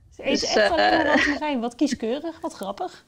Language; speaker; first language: Dutch; native; Dutch